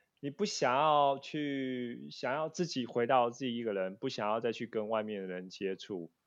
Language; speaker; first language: Chinese; native; Chinese